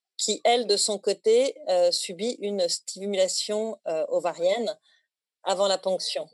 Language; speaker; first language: French; native; French